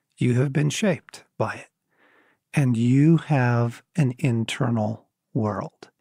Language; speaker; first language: English; native; English